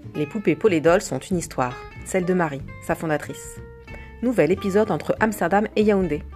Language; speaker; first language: French; native; French